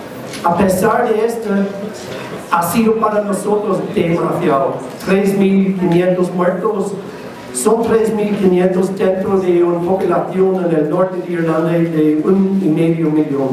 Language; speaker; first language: Spanish; non-native, learner; English